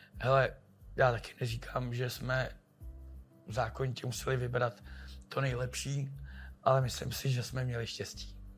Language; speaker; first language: Czech; native; Czech